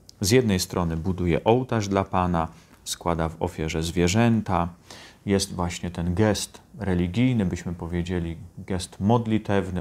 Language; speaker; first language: Polish; native; Polish